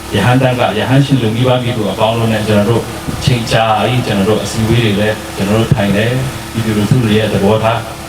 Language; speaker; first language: Burmese; non-native, local second language; Pa'o Karen